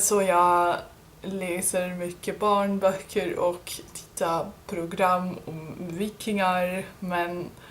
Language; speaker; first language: Swedish; non-native, learner; English